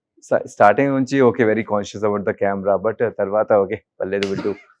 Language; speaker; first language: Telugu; non-native, learner; Hindi